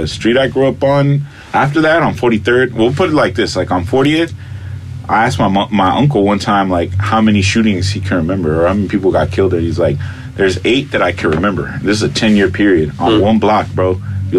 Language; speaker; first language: English; early bilingual, other home language; Spanish